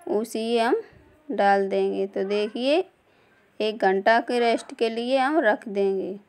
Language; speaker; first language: Hindi; native; Hindi